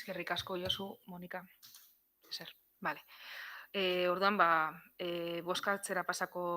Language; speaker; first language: Basque; non-native, local second language; Spanish